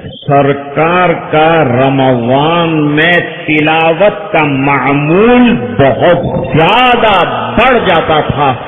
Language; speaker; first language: Urdu; non-native, local second language; Gujarati